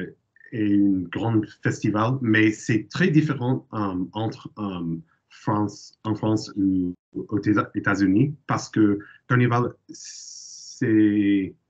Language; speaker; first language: French; non-native, learner; English